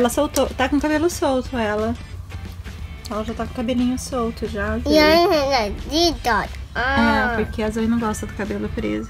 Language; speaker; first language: Portuguese; native; Portuguese